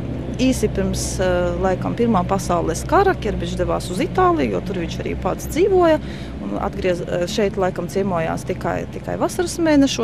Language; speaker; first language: Latvian; native; Latvian